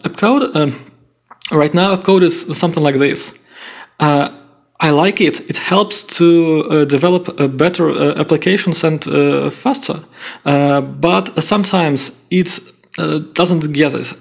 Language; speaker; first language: English; non-native, fluent; Russian